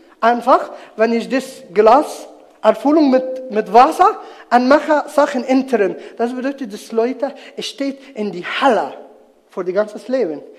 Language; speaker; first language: German; non-native, learner; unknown